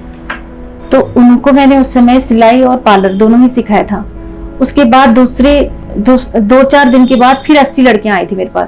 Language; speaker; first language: Hindi; native; Hindi